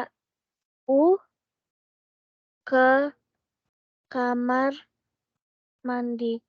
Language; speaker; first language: Indonesian; non-native, learner; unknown